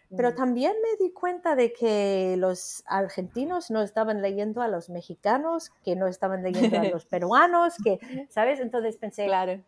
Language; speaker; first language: Spanish; non-native, fluent; English